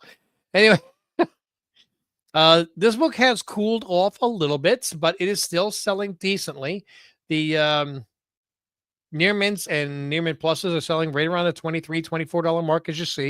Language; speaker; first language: English; native; English